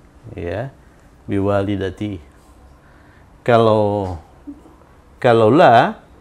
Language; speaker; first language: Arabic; non-native, fluent; Indonesian